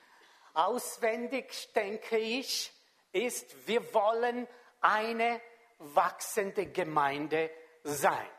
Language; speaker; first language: German; non-native, fluent; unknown